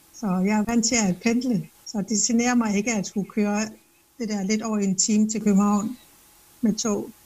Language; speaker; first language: Danish; non-native, local second language; Kalaallisut